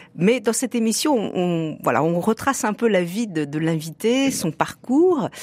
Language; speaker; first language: French; native; French